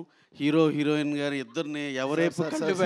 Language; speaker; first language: Telugu; native; Telugu